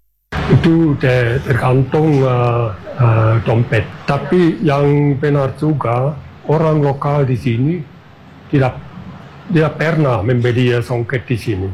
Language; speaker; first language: Indonesian; non-native, fluent; German